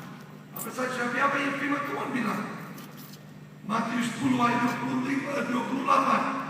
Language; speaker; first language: Indonesian; non-native, learner; English